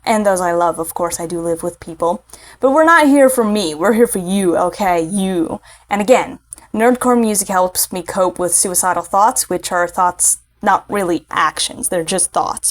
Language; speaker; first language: English; native; English